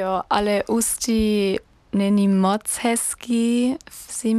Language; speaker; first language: Czech; non-native, learner; German